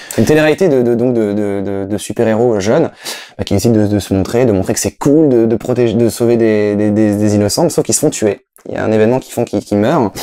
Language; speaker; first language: French; native; French